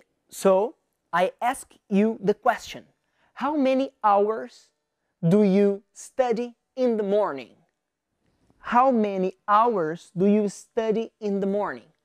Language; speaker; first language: English; non-native, fluent; Portuguese